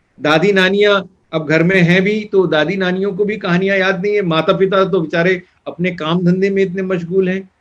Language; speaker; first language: Hindi; non-native, local second language; Marathi